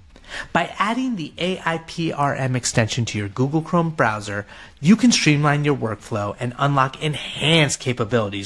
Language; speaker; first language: English; native; English